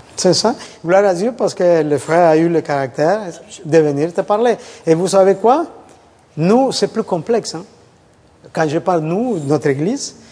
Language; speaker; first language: French; non-native, fluent; Spanish